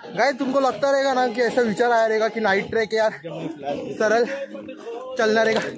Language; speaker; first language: Hindi; non-native, local second language; Marathi